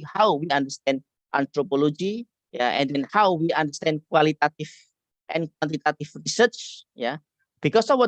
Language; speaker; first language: English; non-native, learner; Indonesian